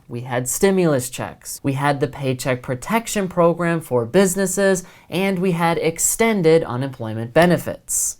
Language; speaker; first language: English; native; English